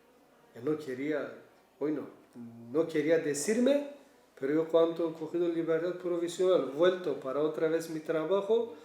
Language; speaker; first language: Spanish; non-native, learner; Kurdish